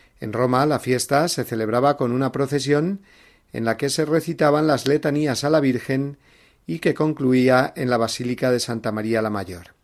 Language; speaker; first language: Spanish; native; Spanish